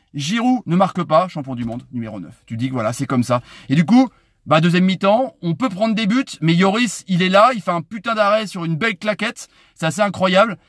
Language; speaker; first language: French; native; French